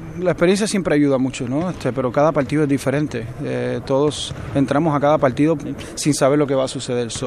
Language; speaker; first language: Spanish; native; Spanish